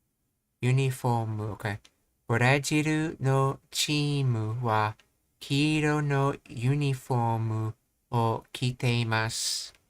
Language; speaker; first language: Japanese; non-native, learner; English